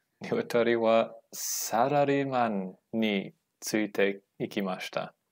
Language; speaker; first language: Japanese; non-native, learner; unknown